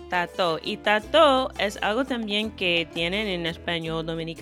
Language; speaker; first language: Spanish; non-native, fluent; English